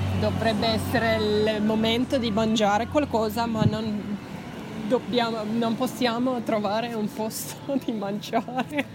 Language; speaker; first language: Italian; non-native, learner; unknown